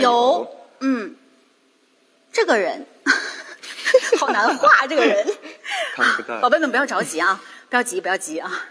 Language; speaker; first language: Chinese; native; Chinese